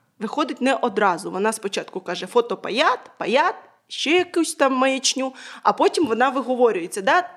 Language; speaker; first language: Ukrainian; native; Ukrainian